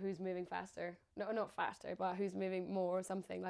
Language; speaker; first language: English; non-native, fluent; Finnish